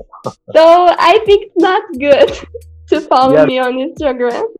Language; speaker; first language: English; non-native, learner; Portuguese